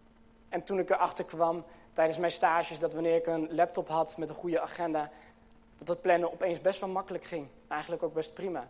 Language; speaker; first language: Dutch; native; Dutch